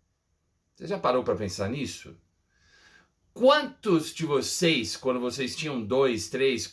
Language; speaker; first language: Portuguese; non-native, fluent; English